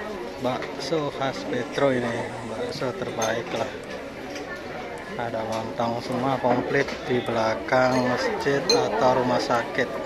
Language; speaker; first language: Indonesian; native; Indonesian